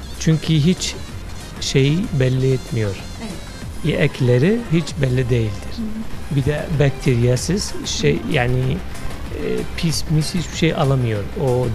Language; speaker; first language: Turkish; non-native, learner; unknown